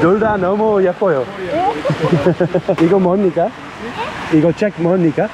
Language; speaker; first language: Korean; non-native, learner; Dutch